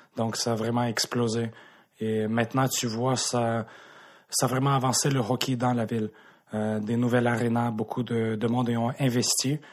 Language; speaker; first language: French; early bilingual, other home language; Russian